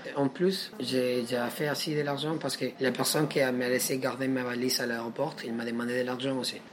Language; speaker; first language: French; non-native, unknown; Spanish